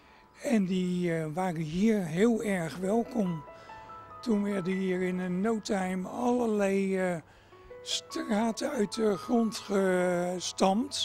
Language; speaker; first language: Dutch; native; Dutch